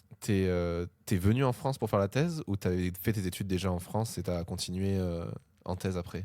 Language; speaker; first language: French; native; French